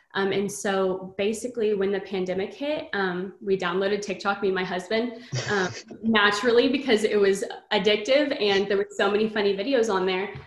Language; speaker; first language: English; native; English